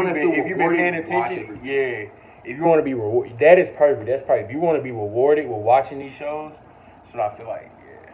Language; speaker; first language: English; native; English